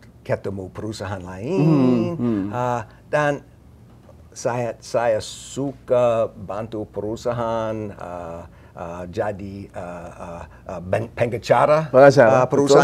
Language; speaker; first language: Indonesian; non-native, learner; English